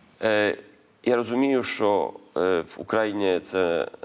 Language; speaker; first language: Ukrainian; non-native, learner; Polish